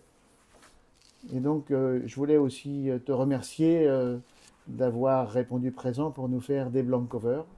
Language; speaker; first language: French; native; French